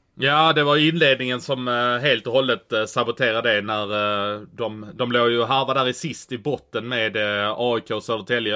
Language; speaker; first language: Swedish; native; Swedish